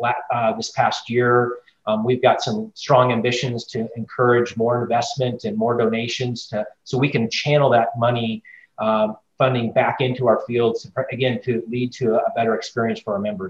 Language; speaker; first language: English; native; English